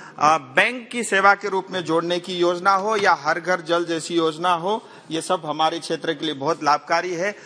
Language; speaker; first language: Hindi; non-native, local second language; Nepali